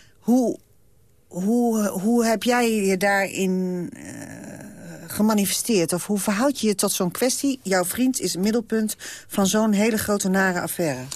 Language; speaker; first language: Dutch; native; Dutch